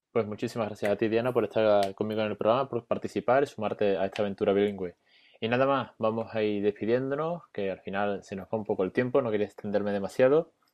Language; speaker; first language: Spanish; native; Spanish